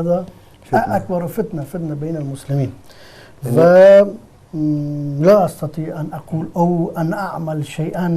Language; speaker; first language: Arabic; non-native, fluent; Persian